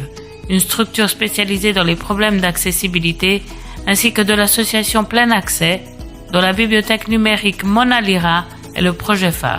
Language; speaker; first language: French; native; French